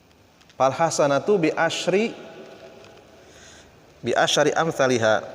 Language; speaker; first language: Arabic; non-native, fluent; Indonesian